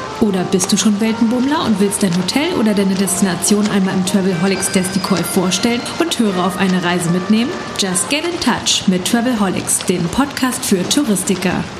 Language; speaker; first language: German; native; German